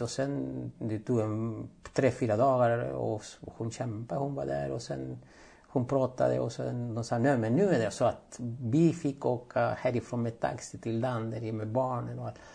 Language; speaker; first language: Swedish; non-native, fluent; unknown